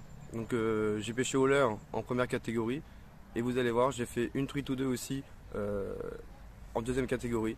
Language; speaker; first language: French; native; French